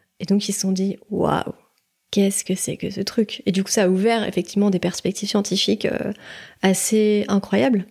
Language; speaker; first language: French; native; French